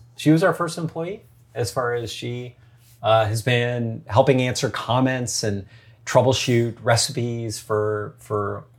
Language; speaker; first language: English; native; English